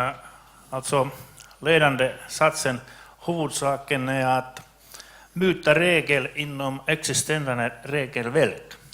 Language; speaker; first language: Swedish; non-native, local second language; Finnish